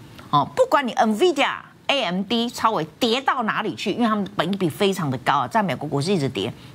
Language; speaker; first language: Chinese; native; Chinese